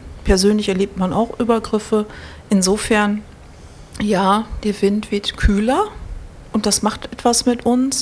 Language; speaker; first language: German; native; German